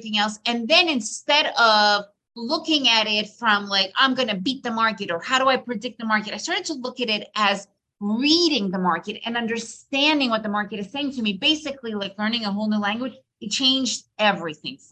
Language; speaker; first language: English; early bilingual, other home language; Russian